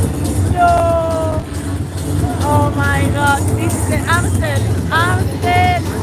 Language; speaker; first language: English; non-native, fluent; Spanish